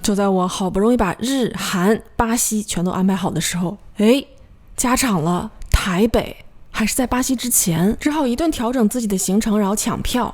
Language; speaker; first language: Chinese; native; Chinese